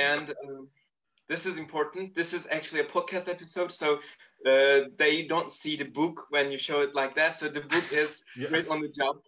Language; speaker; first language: English; non-native, fluent; Turkish